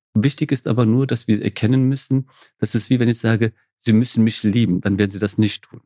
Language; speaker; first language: German; early bilingual, other home language; Kurdish